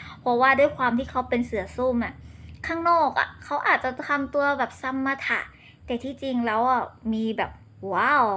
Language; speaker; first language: Thai; native; Thai